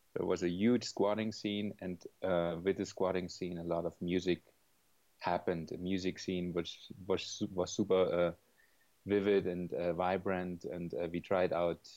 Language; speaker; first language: English; non-native, fluent; German